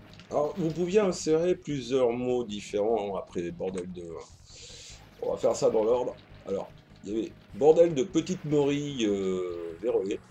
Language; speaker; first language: French; native; French